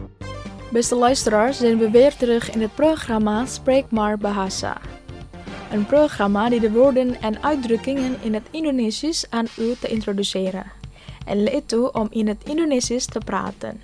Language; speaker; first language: Dutch; non-native, fluent; Indonesian